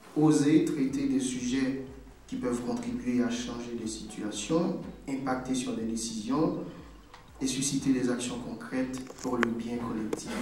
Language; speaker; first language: French; non-native, local second language; Haitian Creole